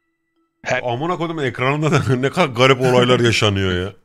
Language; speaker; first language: Turkish; native; Turkish